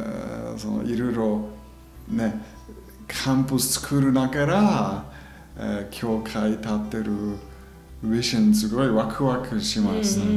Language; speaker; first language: Japanese; non-native, fluent; German